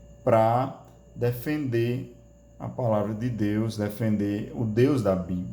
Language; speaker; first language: Portuguese; native; Portuguese